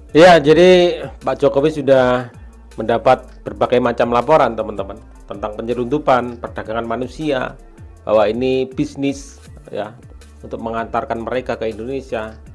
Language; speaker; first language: Indonesian; native; Indonesian